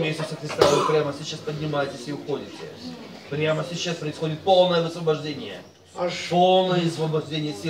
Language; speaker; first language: Russian; native; Russian